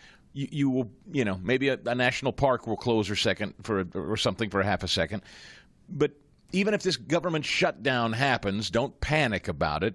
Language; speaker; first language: English; native; English